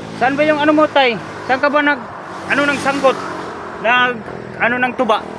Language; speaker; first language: Filipino; non-native, local second language; Cebuano